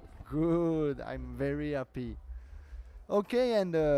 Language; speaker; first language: English; non-native, learner; French